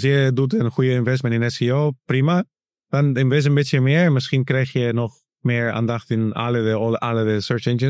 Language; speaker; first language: Dutch; non-native, learner; Spanish